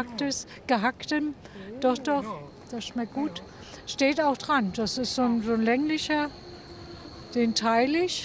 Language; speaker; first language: German; native; German